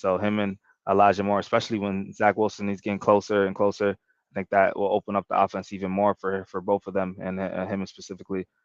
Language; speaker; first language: English; native; English